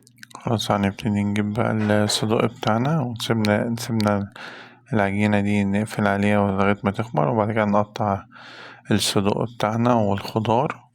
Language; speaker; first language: Arabic; native; Arabic